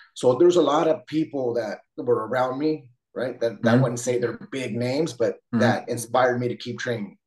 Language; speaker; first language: English; native; English